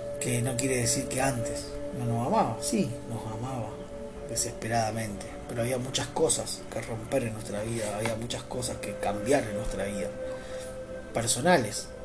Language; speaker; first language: Spanish; native; Spanish